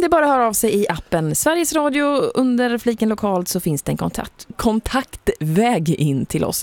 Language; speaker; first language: Swedish; native; Swedish